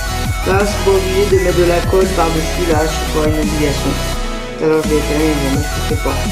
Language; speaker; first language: French; native; French